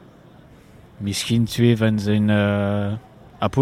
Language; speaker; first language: Dutch; non-native, learner; French